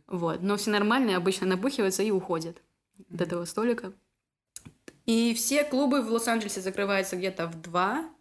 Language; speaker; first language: Russian; native; Russian